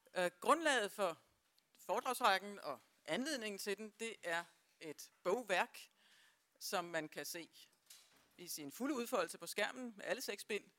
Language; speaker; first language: Danish; native; Danish